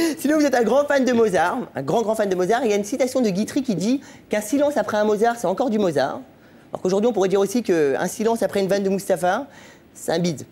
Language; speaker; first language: French; native; French